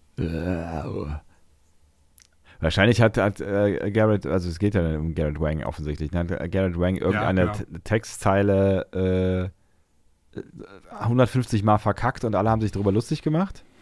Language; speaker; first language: German; native; German